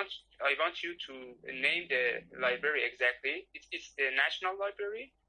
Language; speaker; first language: English; non-native, learner; Persian